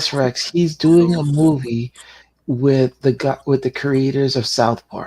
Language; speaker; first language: English; native; English